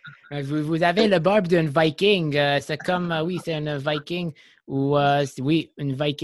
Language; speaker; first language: French; non-native, learner; English